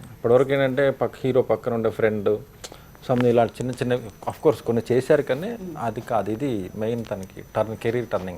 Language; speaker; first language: Telugu; native; Telugu